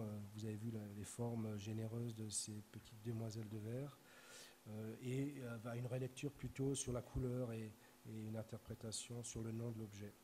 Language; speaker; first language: French; native; French